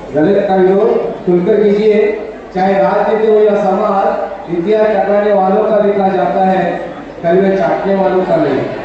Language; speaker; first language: Hindi; non-native, local second language; Marathi